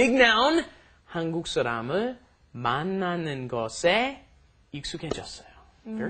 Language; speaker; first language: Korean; non-native, fluent; English